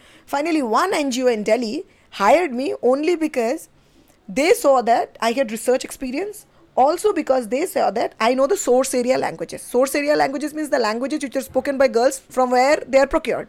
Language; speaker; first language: English; non-native, local second language; Bangla